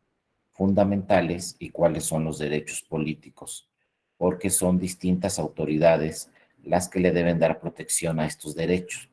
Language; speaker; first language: Spanish; native; Spanish